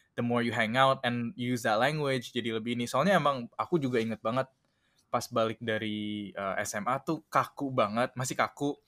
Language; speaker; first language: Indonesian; early bilingual, heritage; Indonesian